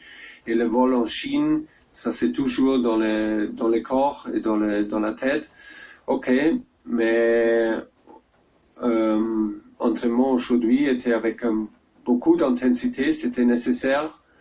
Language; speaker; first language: French; non-native, learner; German